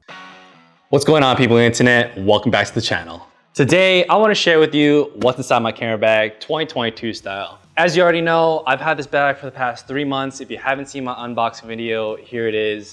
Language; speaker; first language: English; native; English